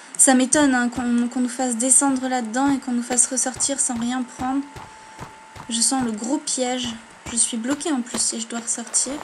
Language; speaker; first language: French; native; French